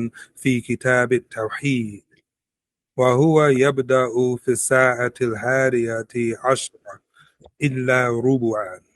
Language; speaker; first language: Arabic; non-native, learner; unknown